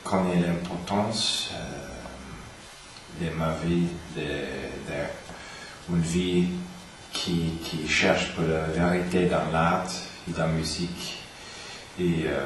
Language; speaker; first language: French; non-native, learner; English